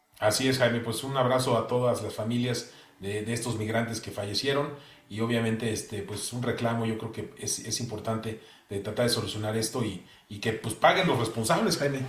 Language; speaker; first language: Spanish; native; Spanish